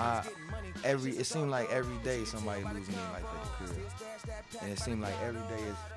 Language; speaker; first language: English; native; English